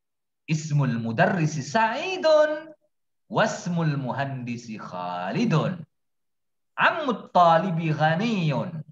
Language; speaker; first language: Arabic; non-native, fluent; Indonesian